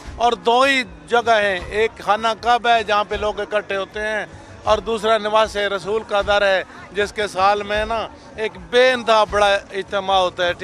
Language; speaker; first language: Urdu; non-native, local second language; Punjabi